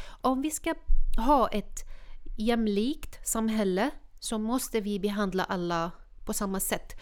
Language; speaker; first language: Swedish; non-native, fluent; Arabic